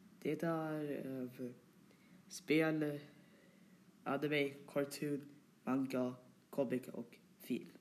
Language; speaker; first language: Swedish; non-native, learner; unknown